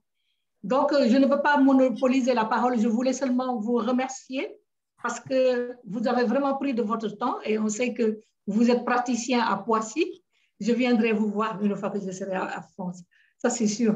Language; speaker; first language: French; native; French